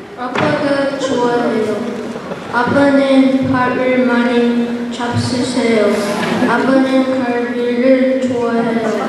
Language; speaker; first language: Korean; early bilingual, heritage; Korean